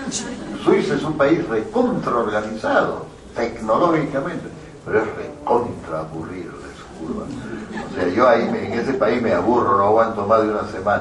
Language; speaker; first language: Spanish; native; Spanish